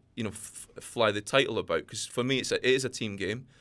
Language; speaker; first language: English; native; English